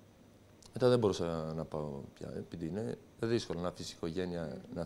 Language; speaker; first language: Greek; non-native, local second language; Turkish